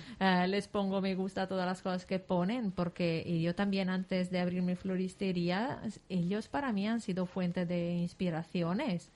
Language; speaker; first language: Spanish; non-native, fluent; Italian